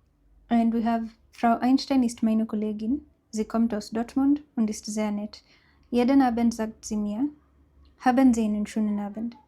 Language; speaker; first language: German; non-native, fluent; English